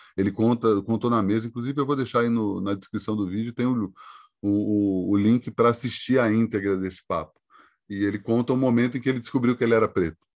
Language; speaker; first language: Portuguese; native; Portuguese